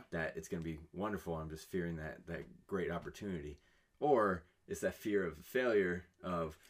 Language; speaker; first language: English; native; English